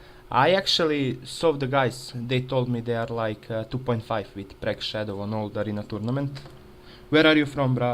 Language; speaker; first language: English; non-native, fluent; Serbian